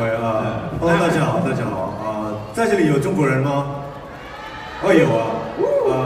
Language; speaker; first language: Chinese; non-native, learner; Thai